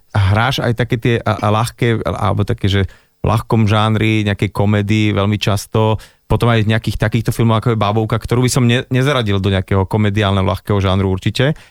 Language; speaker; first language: Slovak; native; Slovak